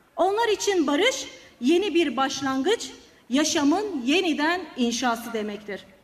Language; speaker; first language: Turkish; non-native, local second language; Kurdish